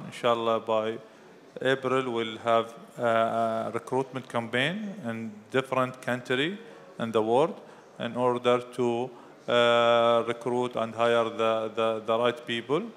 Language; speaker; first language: English; non-native, fluent; Arabic